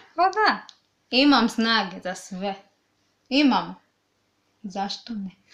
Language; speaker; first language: Serbian; non-native, learner; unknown